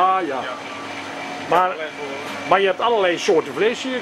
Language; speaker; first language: Dutch; native; Dutch